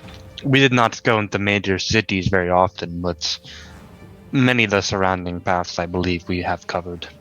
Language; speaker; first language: English; native; English